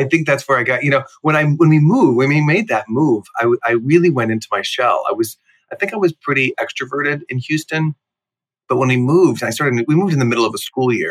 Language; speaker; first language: English; native; English